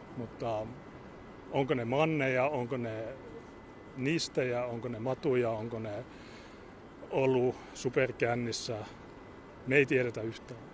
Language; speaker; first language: Finnish; native; Finnish